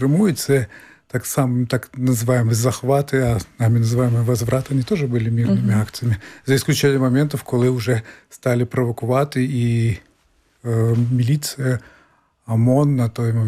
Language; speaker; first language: Ukrainian; non-native, fluent; Crimean Tatar